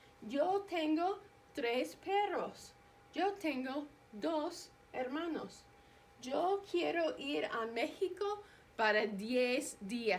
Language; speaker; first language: Spanish; non-native, fluent; English